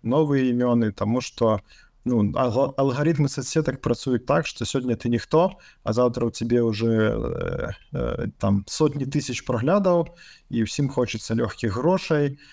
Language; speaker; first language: Belarusian; non-native, local second language; Russian